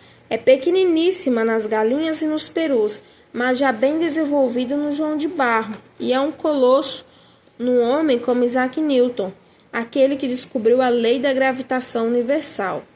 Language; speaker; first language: Portuguese; native; Portuguese